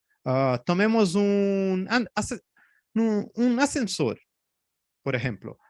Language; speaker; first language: Spanish; non-native, fluent; Portuguese